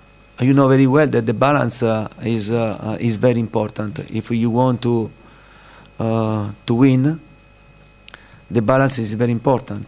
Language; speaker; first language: English; non-native, fluent; Italian